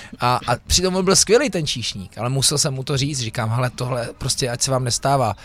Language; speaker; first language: Czech; native; Czech